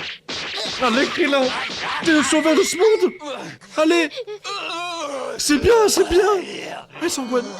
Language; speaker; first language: French; native; French